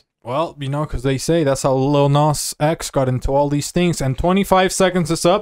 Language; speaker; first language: English; native; English